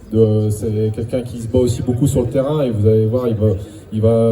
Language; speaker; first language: French; native; French